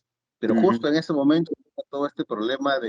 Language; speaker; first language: Spanish; native; Spanish